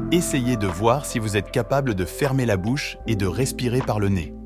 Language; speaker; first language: French; native; French